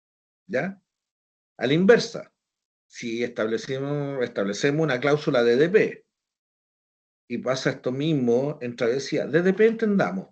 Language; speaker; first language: Spanish; native; Spanish